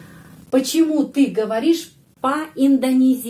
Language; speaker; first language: Russian; non-native, fluent; Indonesian